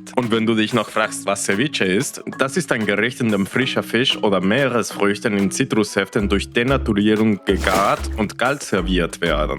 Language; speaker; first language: German; non-native, fluent; Spanish